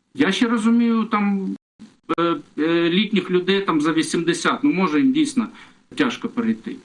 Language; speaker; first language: Ukrainian; non-native, local second language; Russian